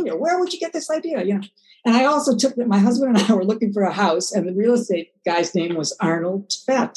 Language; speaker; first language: English; native; English